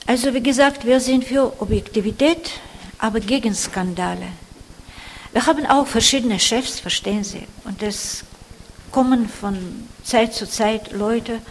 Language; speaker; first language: German; non-native, fluent; Russian